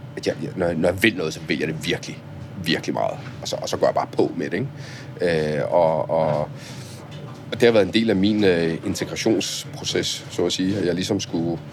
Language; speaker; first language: Danish; early bilingual, other home language; Italian